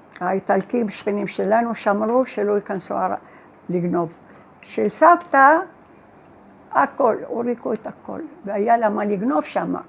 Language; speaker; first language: Hebrew; non-native, fluent; Arabic